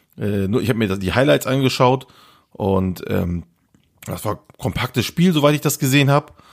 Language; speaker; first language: German; early bilingual, other home language; Turkish